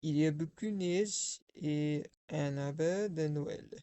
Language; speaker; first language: French; non-native, learner; English